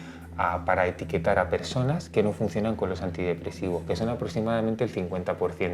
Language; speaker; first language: Spanish; native; Spanish